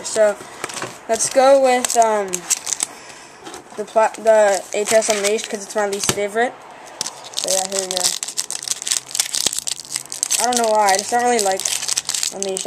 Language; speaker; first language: English; native; English